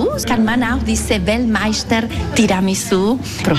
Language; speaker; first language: German; non-native, learner; Italian